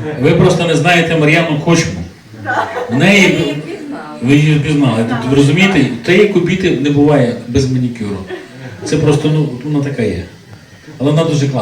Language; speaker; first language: Ukrainian; native; Ukrainian